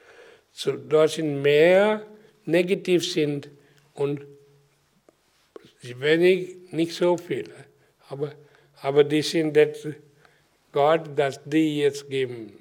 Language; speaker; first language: German; non-native, learner; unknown